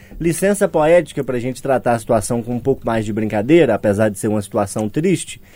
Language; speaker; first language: Portuguese; native; Portuguese